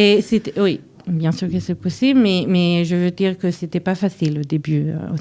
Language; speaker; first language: French; early bilingual, heritage; French